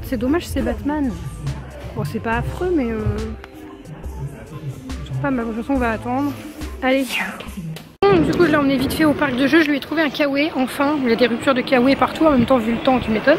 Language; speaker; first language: French; native; French